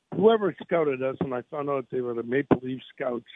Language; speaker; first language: English; native; English